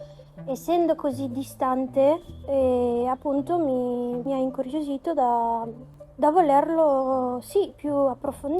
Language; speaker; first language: Italian; non-native, fluent; Macedonian